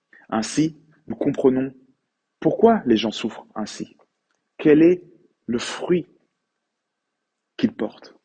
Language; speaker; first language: French; native; French